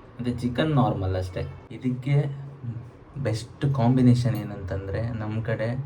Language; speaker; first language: Kannada; non-native, local second language; Tulu